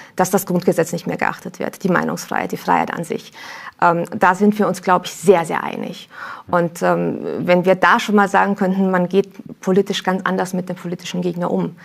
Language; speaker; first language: German; early bilingual, other home language; Romanian